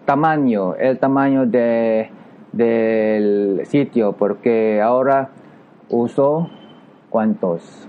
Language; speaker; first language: Spanish; non-native, learner; Japanese